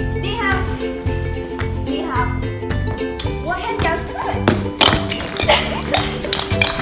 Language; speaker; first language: Chinese; non-native, learner; English